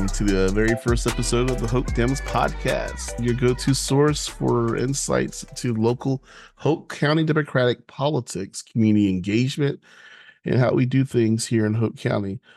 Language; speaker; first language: English; native; English